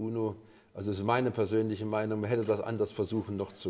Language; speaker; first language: German; native; German